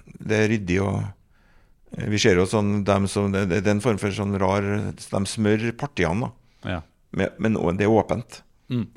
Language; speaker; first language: Norwegian; native; Norwegian